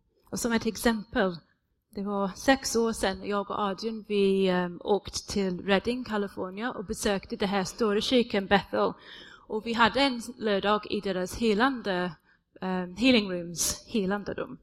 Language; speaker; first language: Swedish; non-native, fluent; English